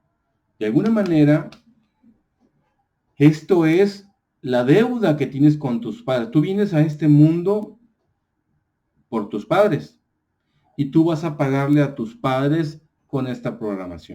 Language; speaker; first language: Spanish; native; Spanish